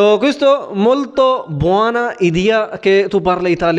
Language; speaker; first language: Italian; non-native, learner; Urdu